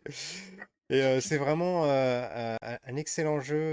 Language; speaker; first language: French; native; French